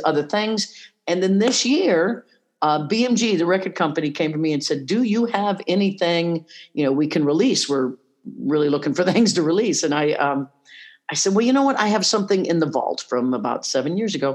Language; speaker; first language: English; native; English